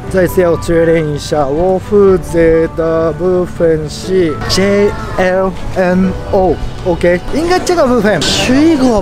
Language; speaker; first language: Chinese; non-native, fluent; Japanese